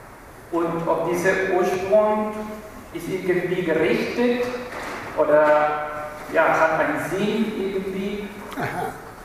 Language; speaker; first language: German; non-native, fluent; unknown